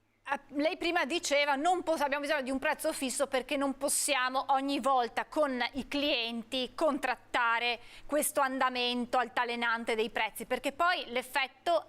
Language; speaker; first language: Italian; native; Italian